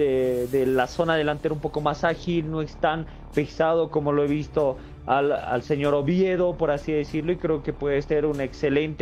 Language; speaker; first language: Spanish; native; Spanish